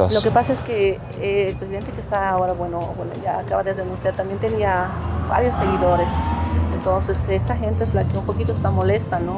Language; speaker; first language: Spanish; native; Spanish